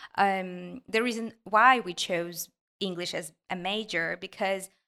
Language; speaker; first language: English; non-native, fluent; Ukrainian